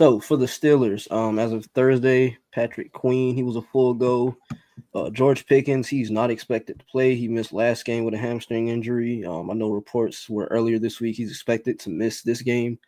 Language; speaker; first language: English; native; English